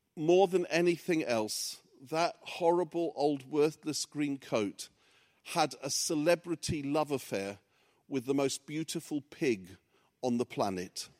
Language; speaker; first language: English; early bilingual, other home language; Greek